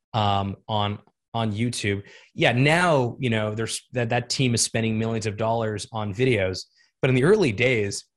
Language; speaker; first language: English; native; English